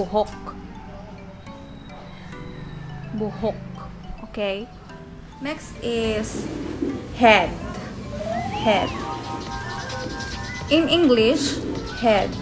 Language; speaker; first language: English; non-native, local second language; Filipino